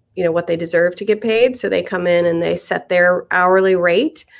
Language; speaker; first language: English; native; English